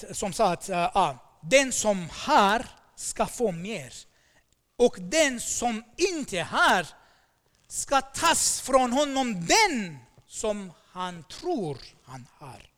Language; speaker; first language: Swedish; non-native, fluent; Armenian